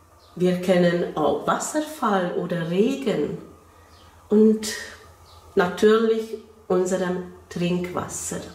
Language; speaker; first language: German; non-native, fluent; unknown